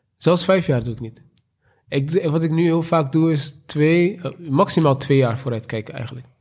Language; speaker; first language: Dutch; native; Dutch